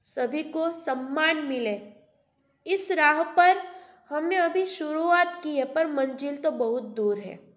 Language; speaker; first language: Hindi; non-native, local second language; Gujarati